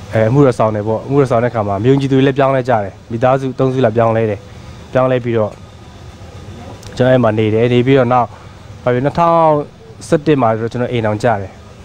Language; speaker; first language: Burmese; non-native, local second language; Tedim Chin